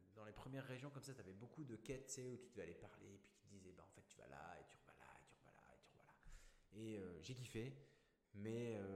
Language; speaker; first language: French; native; French